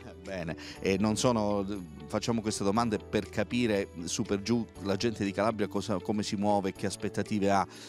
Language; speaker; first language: Italian; native; Italian